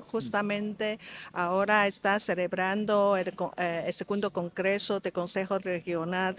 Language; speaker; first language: Spanish; non-native, local second language; Chinese